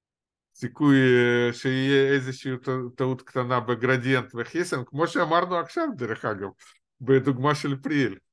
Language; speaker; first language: Hebrew; non-native, fluent; Russian